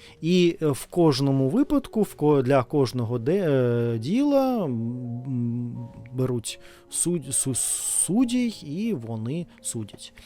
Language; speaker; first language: Ukrainian; non-native, learner; Russian